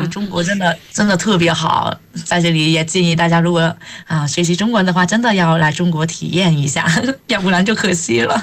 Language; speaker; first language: Chinese; non-native, fluent; Vietnamese